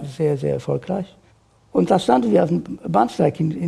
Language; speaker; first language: German; non-native, fluent; Polish